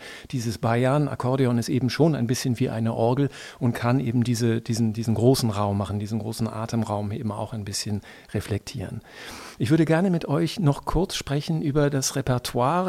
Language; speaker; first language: German; native; German